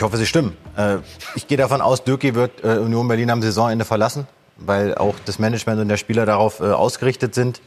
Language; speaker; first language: German; native; German